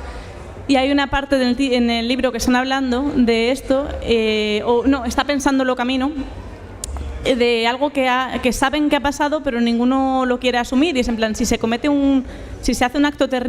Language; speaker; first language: Spanish; native; Spanish